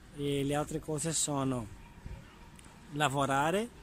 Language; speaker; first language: Italian; non-native, learner; Portuguese